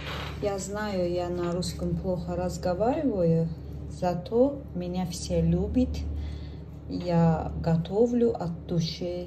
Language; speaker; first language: Russian; non-native, local second language; Azerbaijani